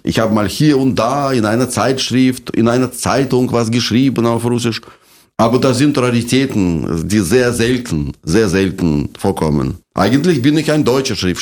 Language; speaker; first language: German; non-native, fluent; Russian